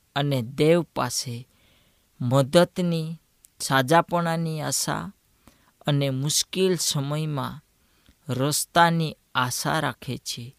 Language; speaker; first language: Gujarati; non-native, local second language; Gamit